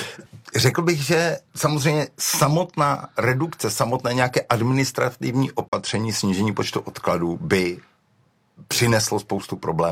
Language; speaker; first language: Czech; native; Czech